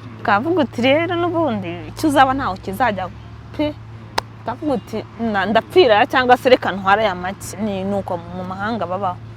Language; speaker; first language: Kinyarwanda; early bilingual, heritage; Kinyarwanda